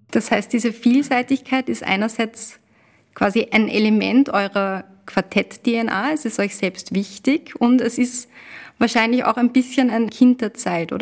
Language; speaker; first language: German; native; German